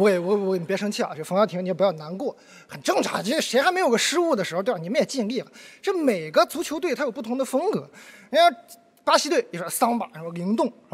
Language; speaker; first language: Chinese; native; Chinese